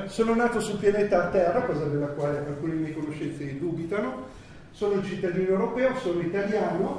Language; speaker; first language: Italian; native; Italian